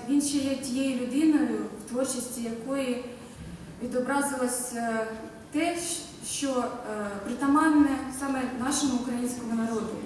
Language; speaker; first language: Ukrainian; native; Ukrainian